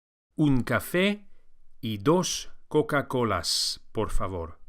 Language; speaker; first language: Spanish; non-native, fluent; English